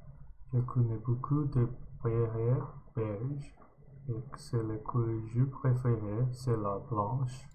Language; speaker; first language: French; non-native, learner; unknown